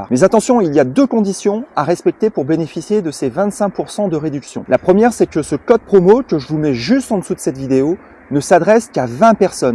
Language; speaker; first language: French; native; French